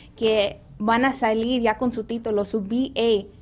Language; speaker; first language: Spanish; early bilingual, heritage; Spanish